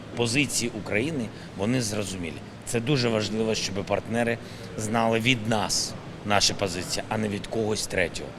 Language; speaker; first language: Ukrainian; non-native, local second language; Russian